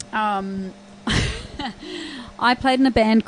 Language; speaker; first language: English; native; English